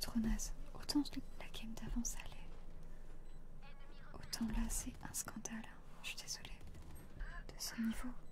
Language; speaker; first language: French; native; French